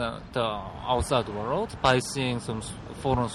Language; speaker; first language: English; non-native, learner; Korean